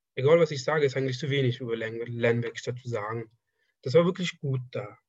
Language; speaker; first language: German; non-native, fluent; Persian